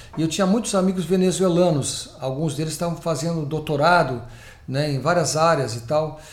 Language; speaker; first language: Portuguese; native; Portuguese